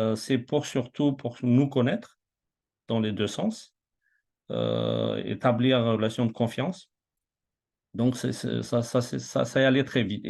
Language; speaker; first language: French; non-native, local second language; Malagasy